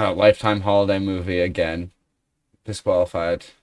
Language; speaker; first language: English; native; English